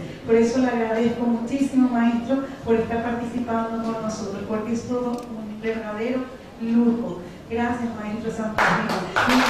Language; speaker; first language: Spanish; native; Spanish